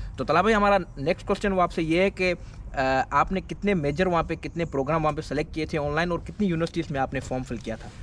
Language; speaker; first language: Urdu; non-native, local second language; Sindhi